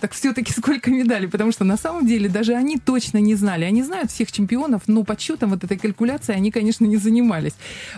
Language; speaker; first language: Russian; native; Russian